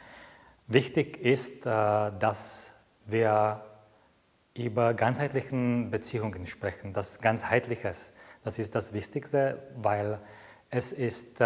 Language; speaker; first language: German; non-native, fluent; Czech